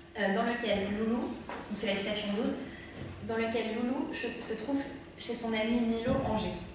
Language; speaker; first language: French; native; French